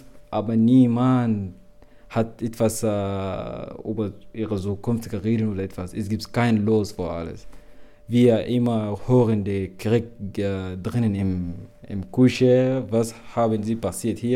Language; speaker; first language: German; non-native, learner; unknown